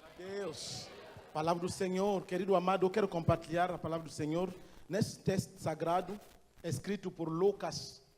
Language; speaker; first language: Portuguese; non-native, fluent; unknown